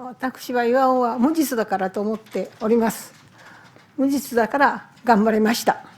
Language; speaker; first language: Japanese; native; Japanese